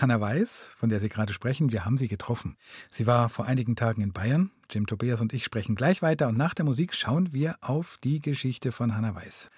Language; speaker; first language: German; native; German